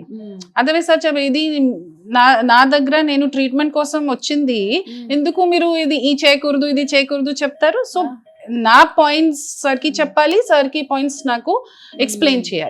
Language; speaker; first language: Telugu; non-native, fluent; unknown